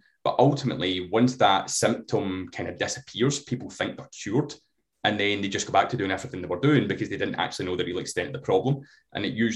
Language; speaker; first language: English; native; English